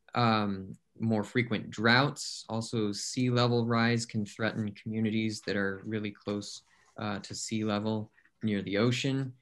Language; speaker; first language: English; native; English